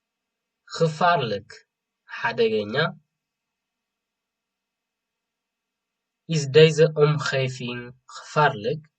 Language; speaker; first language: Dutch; non-native, fluent; Tigrinya